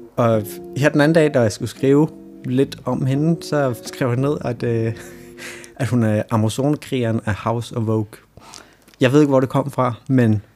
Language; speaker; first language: Danish; native; Danish